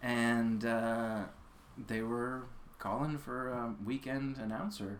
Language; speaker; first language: English; native; English